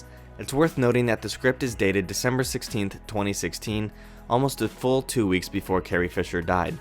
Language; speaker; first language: English; native; English